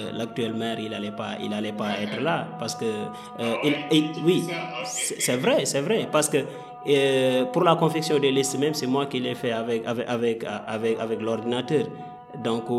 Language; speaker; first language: French; non-native, local second language; Wolof